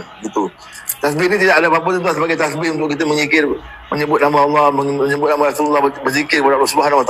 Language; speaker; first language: Malay; native; Malay